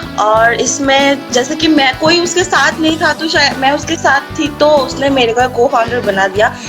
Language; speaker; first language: Hindi; non-native, local second language; Assamese